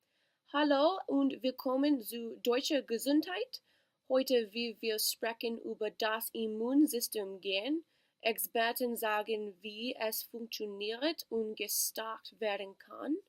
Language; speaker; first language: German; non-native, learner; English